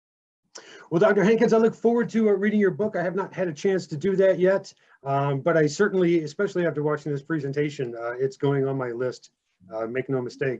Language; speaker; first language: English; native; English